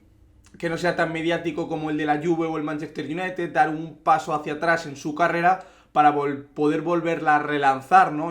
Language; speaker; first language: Spanish; native; Spanish